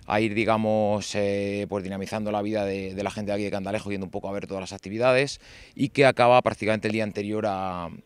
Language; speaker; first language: Spanish; native; Spanish